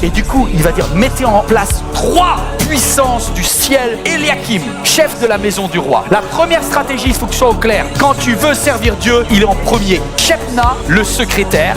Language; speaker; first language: French; native; French